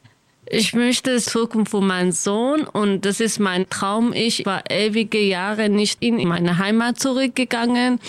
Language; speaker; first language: German; non-native, learner; Kurdish